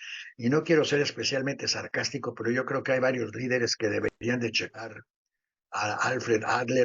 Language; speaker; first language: Spanish; native; Spanish